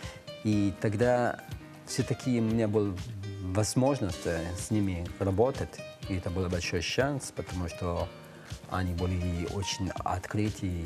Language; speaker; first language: Russian; non-native, learner; French